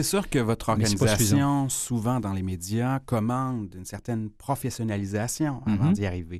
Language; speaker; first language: French; native; French